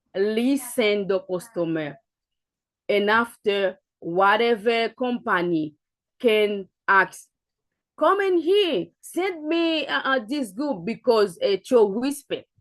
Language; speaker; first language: English; non-native, learner; Haitian Creole